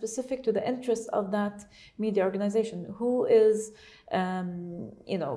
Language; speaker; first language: English; non-native, fluent; Arabic